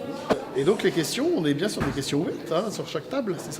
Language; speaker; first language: French; native; French